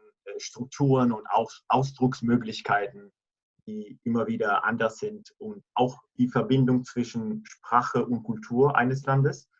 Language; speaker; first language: German; non-native, fluent; Italian